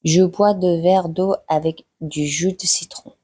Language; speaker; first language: French; non-native, fluent; Mongolian